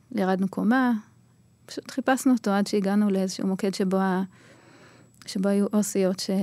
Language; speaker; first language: Hebrew; native; Hebrew